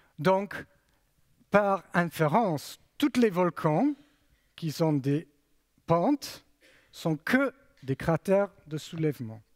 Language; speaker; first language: French; non-native, fluent; English